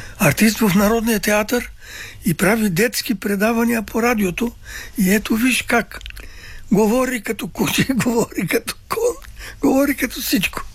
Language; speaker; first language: Bulgarian; early bilingual, other home language; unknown